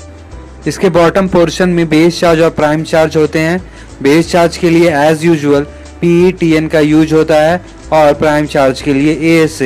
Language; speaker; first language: Hindi; native; Hindi